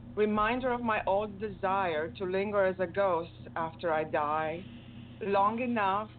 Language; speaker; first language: English; non-native, fluent; Romanian